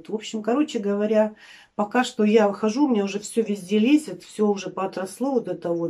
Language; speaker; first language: Russian; native; Russian